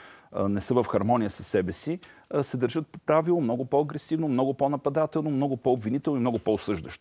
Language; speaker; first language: Bulgarian; native; Bulgarian